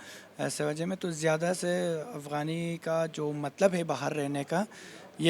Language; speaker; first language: Hindi; non-native, fluent; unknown